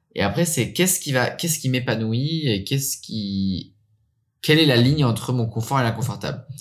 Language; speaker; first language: French; early bilingual, heritage; French